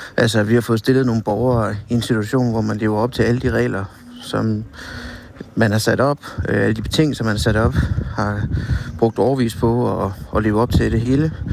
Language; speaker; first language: Danish; native; Danish